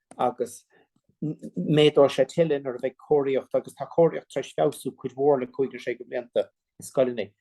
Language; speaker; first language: Irish; non-native, local second language; English